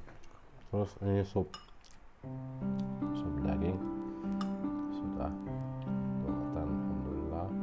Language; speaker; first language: Indonesian; non-native, learner; Arabic